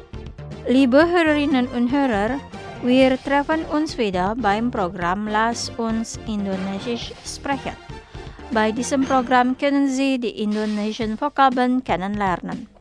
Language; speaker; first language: German; non-native, fluent; Indonesian